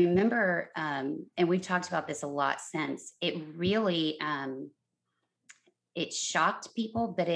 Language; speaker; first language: English; native; English